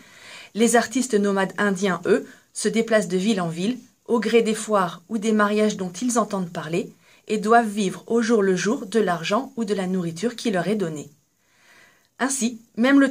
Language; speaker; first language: French; native; French